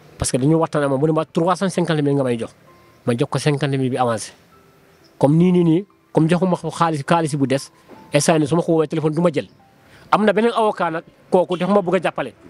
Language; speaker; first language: Wolof; non-native, local second language; Fula